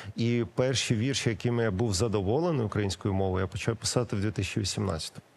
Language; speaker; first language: Ukrainian; non-native, local second language; Russian